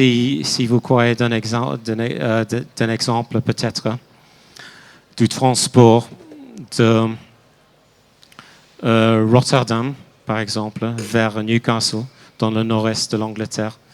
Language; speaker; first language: French; non-native, fluent; English